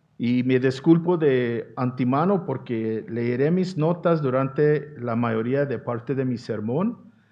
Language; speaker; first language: Spanish; non-native, fluent; English